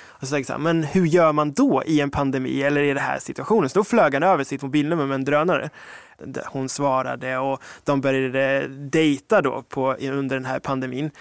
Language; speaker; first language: Swedish; early bilingual, other home language; English